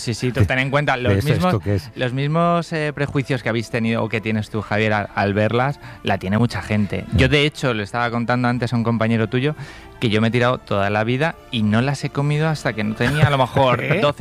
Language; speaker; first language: Spanish; native; Spanish